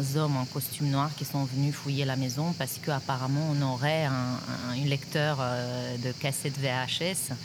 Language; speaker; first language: French; non-native, fluent; Romanian